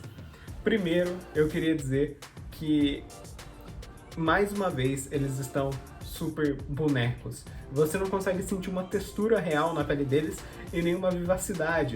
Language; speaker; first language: Portuguese; native; Portuguese